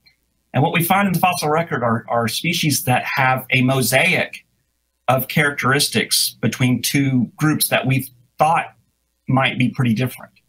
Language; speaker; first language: English; native; English